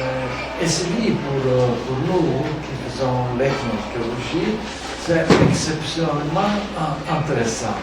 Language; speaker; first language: French; non-native, fluent; Italian